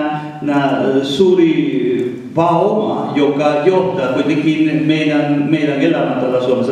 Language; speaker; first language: Finnish; non-native, fluent; Spanish